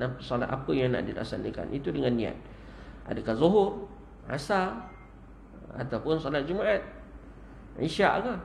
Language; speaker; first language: Malay; native; Malay